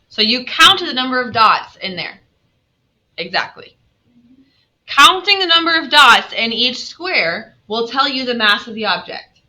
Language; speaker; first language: English; native; English